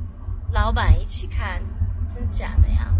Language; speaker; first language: Chinese; non-native, local second language; Cantonese